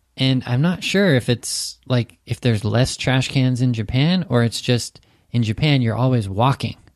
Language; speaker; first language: English; native; English